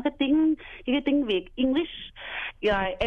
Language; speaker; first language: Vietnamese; early bilingual, heritage; Vietnamese